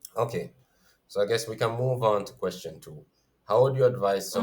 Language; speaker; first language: English; native; English